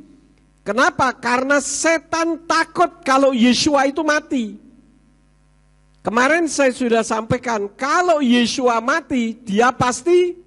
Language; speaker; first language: Indonesian; native; Indonesian